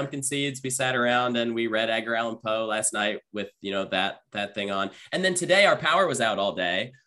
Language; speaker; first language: English; native; English